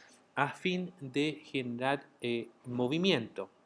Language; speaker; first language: Spanish; native; Spanish